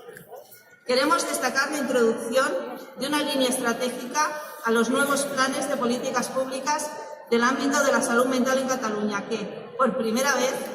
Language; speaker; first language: Spanish; native; Spanish